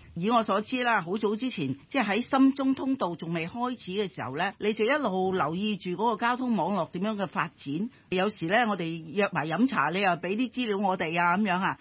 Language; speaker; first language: Chinese; non-native, local second language; Cantonese